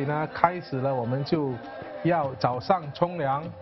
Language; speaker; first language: Chinese; non-native, local second language; Tamil